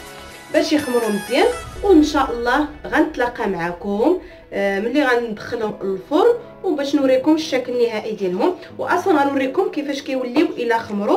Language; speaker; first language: Arabic; native; Arabic